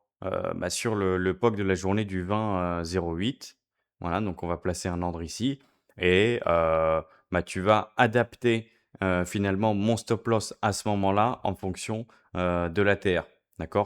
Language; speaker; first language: French; native; French